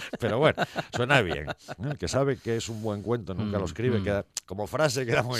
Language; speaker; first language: Spanish; native; Spanish